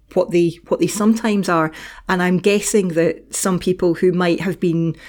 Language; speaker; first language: English; native; English